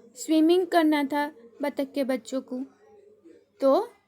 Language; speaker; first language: Hindi; non-native, local second language; Gujarati